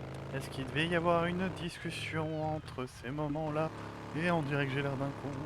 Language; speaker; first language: French; native; French